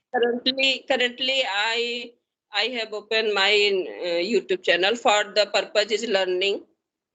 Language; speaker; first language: English; non-native, learner; Hindi